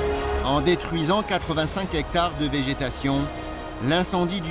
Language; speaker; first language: French; native; French